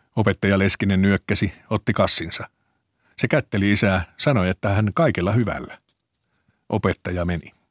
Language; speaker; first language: Finnish; native; Finnish